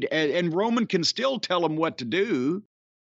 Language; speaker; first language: English; native; English